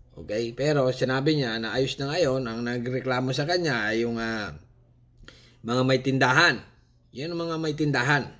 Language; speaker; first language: Filipino; non-native, local second language; Cebuano